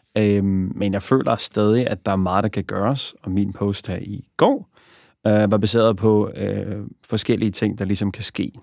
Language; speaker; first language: Danish; early bilingual, other home language; Bosnian